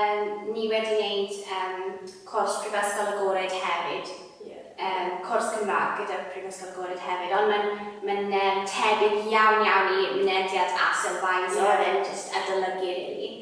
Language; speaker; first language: Welsh; non-native, fluent; English